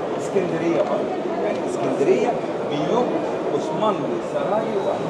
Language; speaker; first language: Turkish; non-native, learner; Arabic